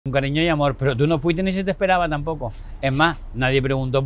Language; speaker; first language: Spanish; native; Spanish